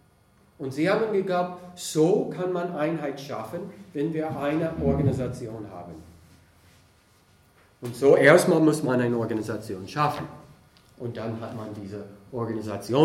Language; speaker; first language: German; non-native, fluent; English